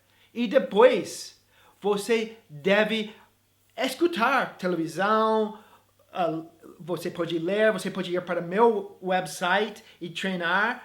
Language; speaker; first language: Portuguese; non-native, fluent; English